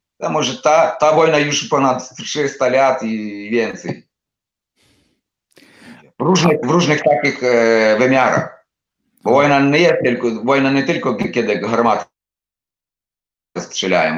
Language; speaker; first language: Polish; non-native, learner; Ukrainian